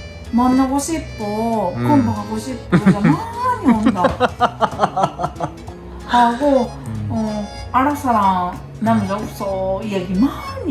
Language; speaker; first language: Korean; non-native, learner; Japanese